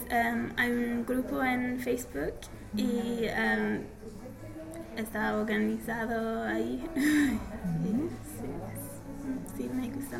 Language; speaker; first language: Spanish; non-native, learner; English